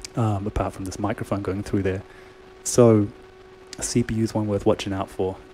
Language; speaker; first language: English; native; English